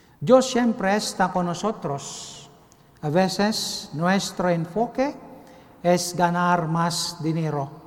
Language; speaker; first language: Spanish; non-native, learner; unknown